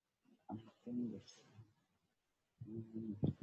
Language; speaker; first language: English; non-native, learner; Indonesian